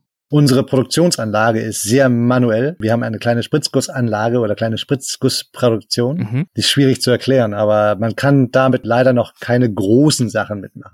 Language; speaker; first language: German; native; German